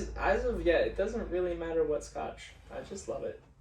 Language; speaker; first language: English; native; English